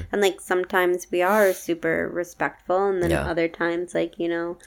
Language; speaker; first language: English; native; English